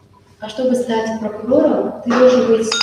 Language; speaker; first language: Russian; non-native, local second language; Kazakh